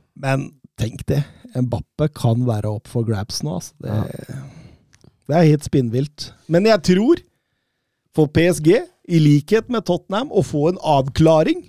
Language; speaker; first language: Norwegian; native; Norwegian